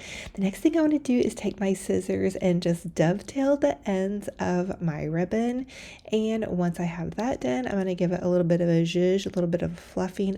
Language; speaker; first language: English; native; English